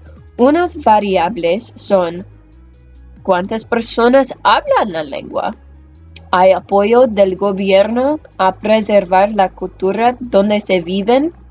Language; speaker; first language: Spanish; non-native, learner; English